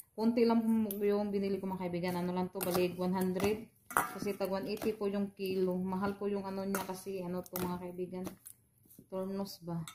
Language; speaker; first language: Filipino; non-native, local second language; Cebuano